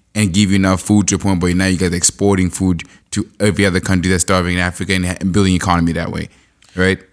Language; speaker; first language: English; non-native, local second language; Shona